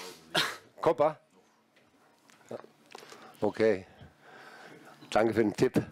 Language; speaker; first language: German; native; German